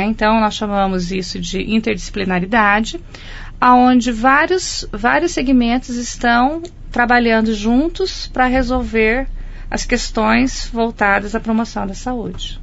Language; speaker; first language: Portuguese; native; Portuguese